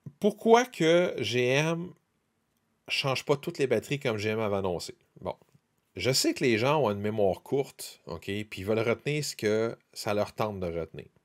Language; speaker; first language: French; native; French